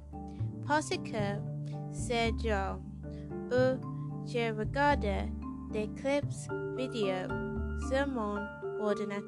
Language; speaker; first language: French; non-native, learner; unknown